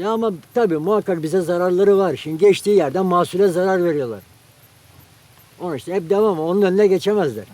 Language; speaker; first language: Turkish; native; Turkish